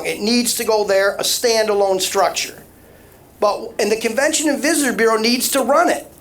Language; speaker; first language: English; native; English